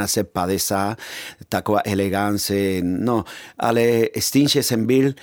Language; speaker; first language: Czech; non-native, fluent; Spanish